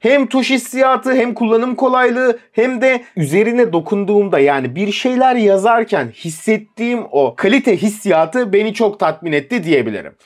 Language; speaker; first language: Turkish; native; Turkish